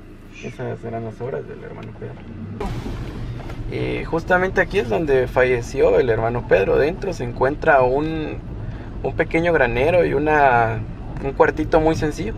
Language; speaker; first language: Spanish; native; Spanish